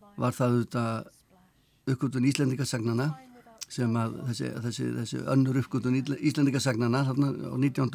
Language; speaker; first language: Icelandic; native; Icelandic